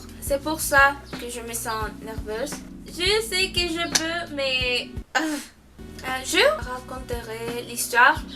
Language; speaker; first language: French; non-native, learner; Spanish